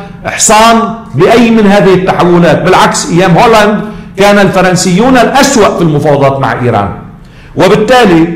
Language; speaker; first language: Arabic; native; Arabic